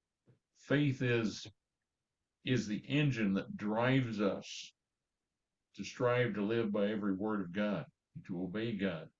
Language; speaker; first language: English; native; English